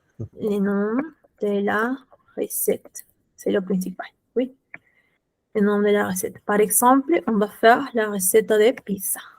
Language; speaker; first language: French; non-native, fluent; Spanish